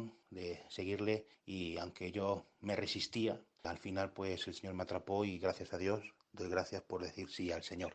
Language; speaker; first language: Spanish; native; Spanish